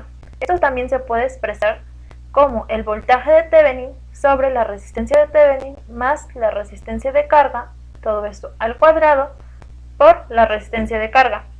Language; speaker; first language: Spanish; native; Spanish